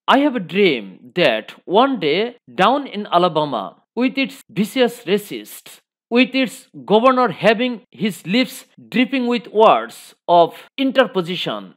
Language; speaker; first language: English; non-native, local second language; Bangla